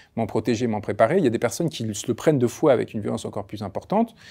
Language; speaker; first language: French; early bilingual, other home language; Spanish